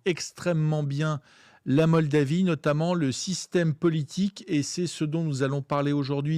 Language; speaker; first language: French; native; French